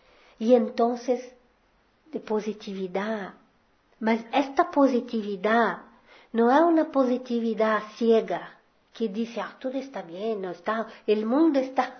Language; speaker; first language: Spanish; non-native, fluent; Portuguese